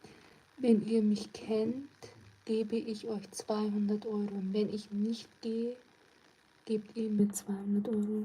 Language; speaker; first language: German; early bilingual, other home language; Turkish